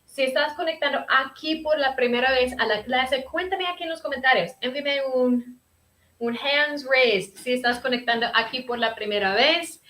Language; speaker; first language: Spanish; early bilingual, heritage; Spanish